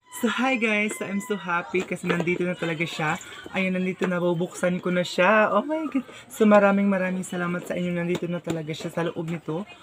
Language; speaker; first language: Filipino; non-native, local second language; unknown